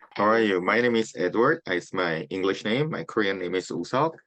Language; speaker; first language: English; non-native, learner; Korean